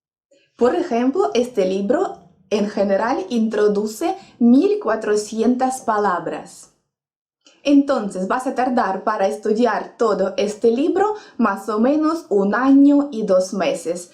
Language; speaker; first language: Spanish; non-native, fluent; Russian